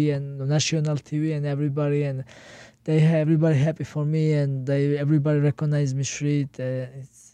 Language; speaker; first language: English; non-native, learner; Georgian